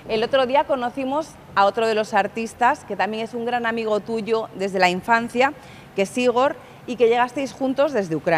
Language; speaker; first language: Spanish; native; Spanish